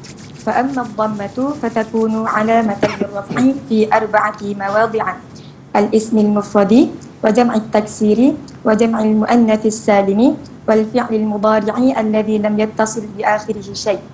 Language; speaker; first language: Arabic; non-native, learner; Malay